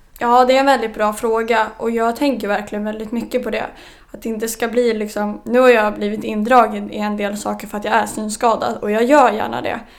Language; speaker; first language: Swedish; native; Swedish